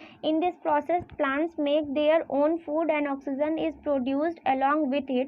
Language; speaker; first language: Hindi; native; Hindi